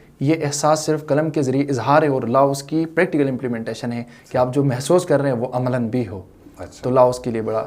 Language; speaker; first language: Urdu; non-native, local second language; Shina